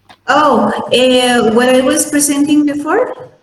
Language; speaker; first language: English; non-native, fluent; Spanish